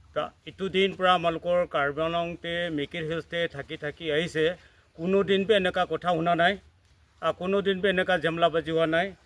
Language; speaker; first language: Assamese; non-native, local second language; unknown